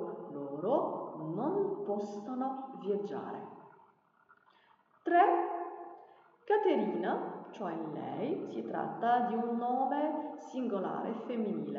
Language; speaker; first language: Italian; non-native, fluent; Arabic